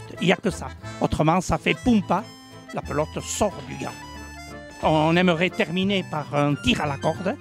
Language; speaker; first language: French; native; French